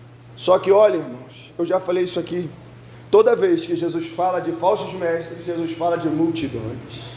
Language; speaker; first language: Portuguese; native; Portuguese